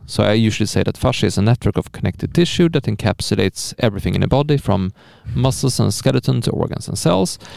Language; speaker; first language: English; non-native, fluent; Swedish